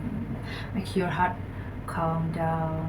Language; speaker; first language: English; non-native, learner; Indonesian